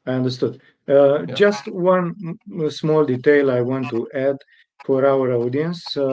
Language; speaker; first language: English; non-native, fluent; Romanian